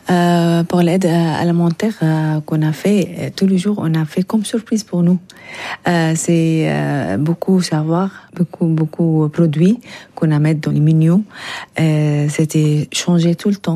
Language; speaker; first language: French; non-native, learner; Arabic